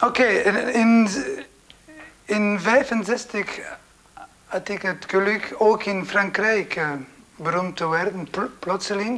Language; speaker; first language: Dutch; non-native, local second language; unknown